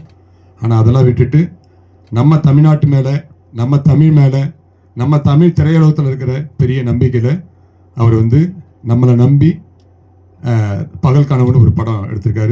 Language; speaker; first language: Tamil; native; Tamil